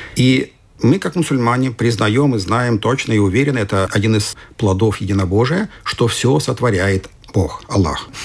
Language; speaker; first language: Russian; non-native, fluent; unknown